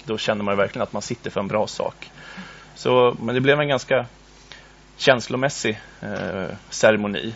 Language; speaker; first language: Swedish; native; Swedish